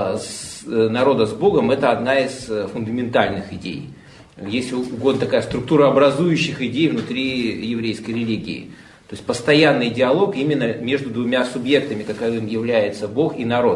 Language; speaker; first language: Russian; native; Russian